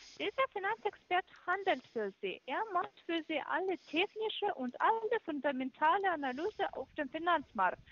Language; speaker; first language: German; non-native, fluent; Russian